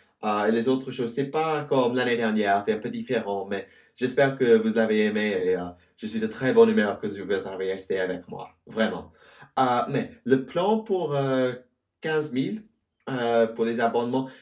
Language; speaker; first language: French; non-native, learner; English